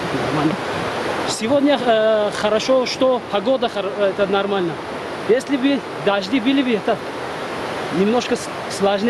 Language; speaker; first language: Russian; non-native, learner; Tajik